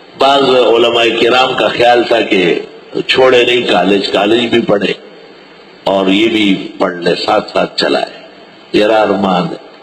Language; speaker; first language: Urdu; non-native, local second language; Pashto